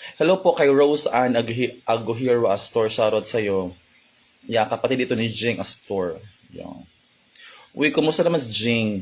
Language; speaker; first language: Filipino; non-native, local second language; Cebuano